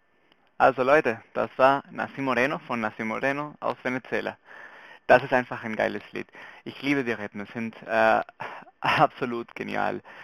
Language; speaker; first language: German; non-native, fluent; Spanish